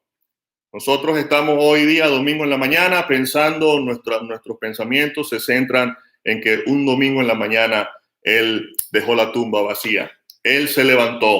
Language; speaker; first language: Spanish; native; Spanish